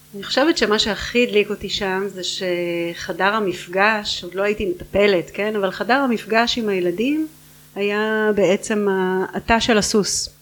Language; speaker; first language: Hebrew; native; Hebrew